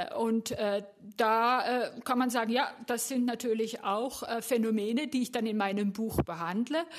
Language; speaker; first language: German; native; German